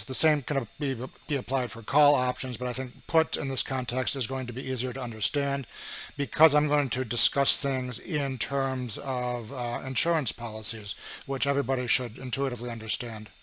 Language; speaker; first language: English; native; English